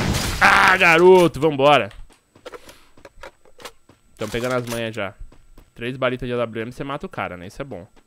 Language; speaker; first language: Portuguese; native; Portuguese